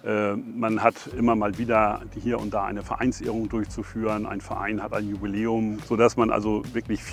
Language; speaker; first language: German; native; German